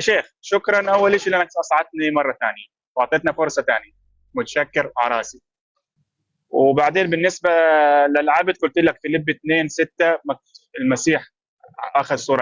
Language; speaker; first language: Arabic; native; Arabic